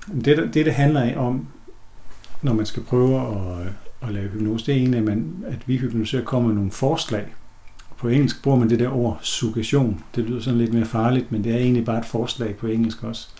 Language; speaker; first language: Danish; native; Danish